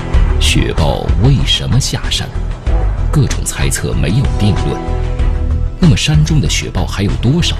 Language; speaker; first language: Chinese; native; Chinese